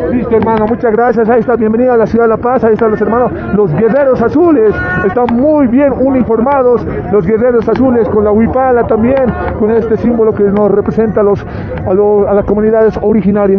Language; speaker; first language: Spanish; native; Spanish